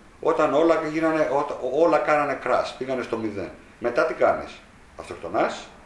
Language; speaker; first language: Greek; native; Greek